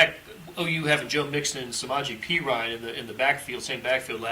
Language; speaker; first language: English; native; English